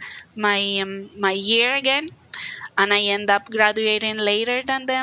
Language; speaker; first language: English; non-native, fluent; Spanish